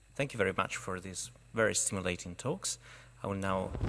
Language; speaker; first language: English; non-native, fluent; Italian